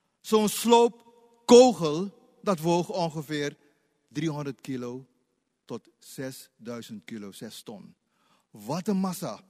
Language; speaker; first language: Dutch; native; Dutch